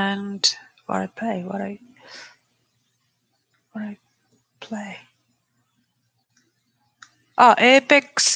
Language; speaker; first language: English; non-native, learner; Japanese